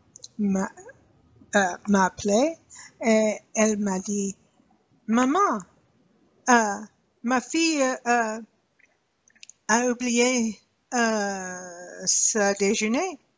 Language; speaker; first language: French; non-native, learner; English